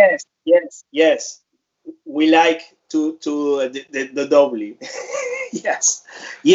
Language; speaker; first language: English; non-native, fluent; Spanish